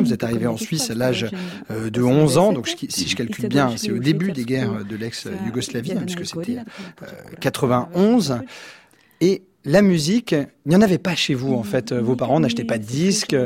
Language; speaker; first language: French; native; French